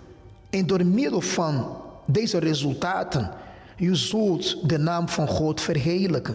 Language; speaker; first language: Dutch; non-native, fluent; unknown